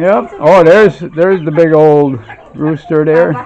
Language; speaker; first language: English; native; English